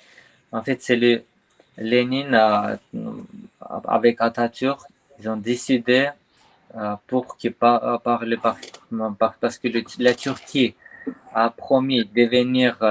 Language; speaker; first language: French; non-native, learner; Armenian